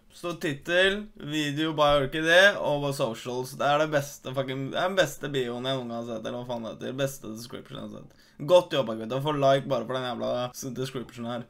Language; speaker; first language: Norwegian; early bilingual, other home language; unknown